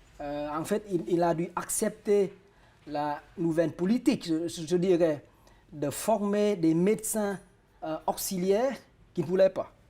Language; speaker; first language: French; non-native, fluent; Vietnamese